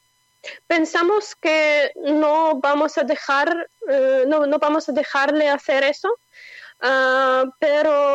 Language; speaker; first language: Spanish; non-native, fluent; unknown